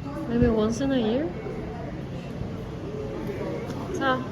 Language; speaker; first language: English; non-native, fluent; Korean